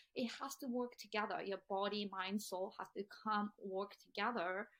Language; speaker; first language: English; non-native, fluent; Japanese